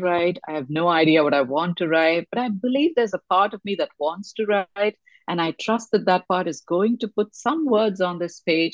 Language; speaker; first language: English; non-native, local second language; Tamil